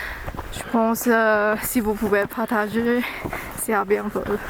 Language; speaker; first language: French; non-native, learner; Chinese